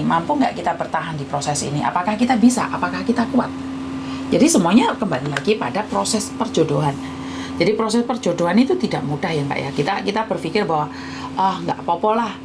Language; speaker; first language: Indonesian; non-native, local second language; Javanese